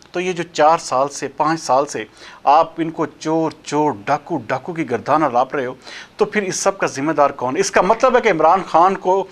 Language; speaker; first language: Urdu; native; Urdu